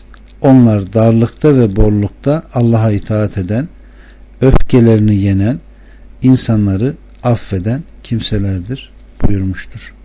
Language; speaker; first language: Turkish; native; Turkish